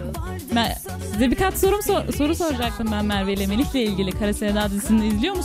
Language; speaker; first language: Turkish; native; Turkish